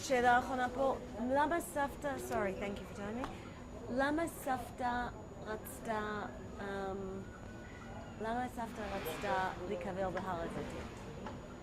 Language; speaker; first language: Hebrew; native; Hebrew